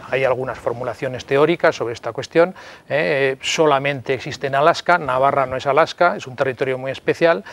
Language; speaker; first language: Spanish; native; Spanish